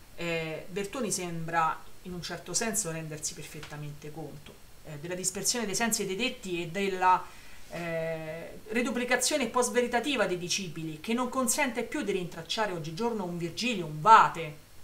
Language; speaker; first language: Italian; native; Italian